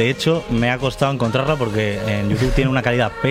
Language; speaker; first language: Spanish; native; Spanish